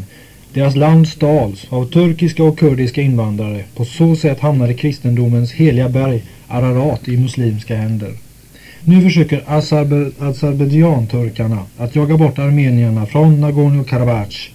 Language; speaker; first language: Swedish; native; Swedish